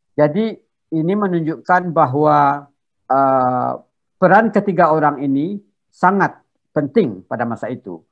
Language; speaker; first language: Indonesian; non-native, local second language; Minangkabau